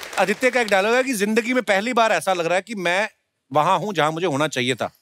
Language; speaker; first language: Hindi; non-native, local second language; Punjabi